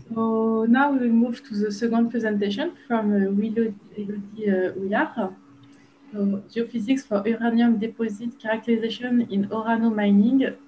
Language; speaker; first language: English; non-native, fluent; French